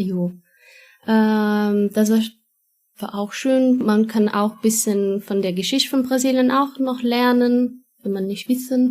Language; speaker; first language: German; non-native, learner; Portuguese